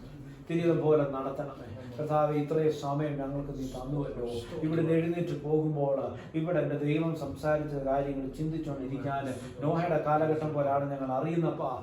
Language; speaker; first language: Malayalam; native; Malayalam